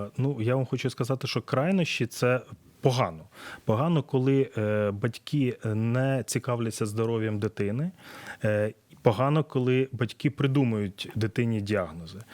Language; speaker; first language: Ukrainian; native; Ukrainian